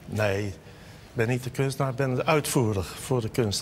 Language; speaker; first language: Dutch; native; Dutch